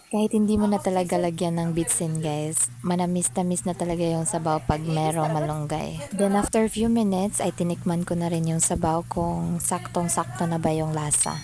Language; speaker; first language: Filipino; non-native, local second language; Cebuano